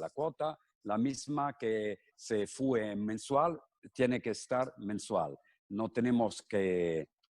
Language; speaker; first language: Spanish; non-native, fluent; Italian